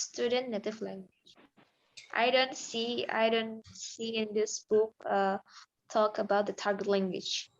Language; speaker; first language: English; non-native, learner; Indonesian